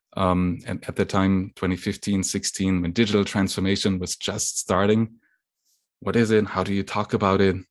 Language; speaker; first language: English; non-native, fluent; German